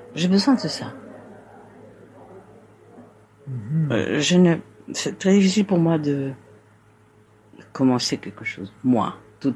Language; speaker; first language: French; non-native, fluent; Spanish